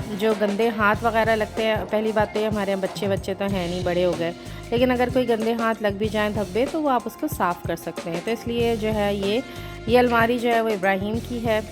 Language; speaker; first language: Urdu; native; Urdu